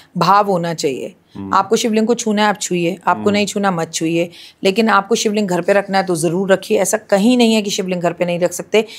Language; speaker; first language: Hindi; native; Hindi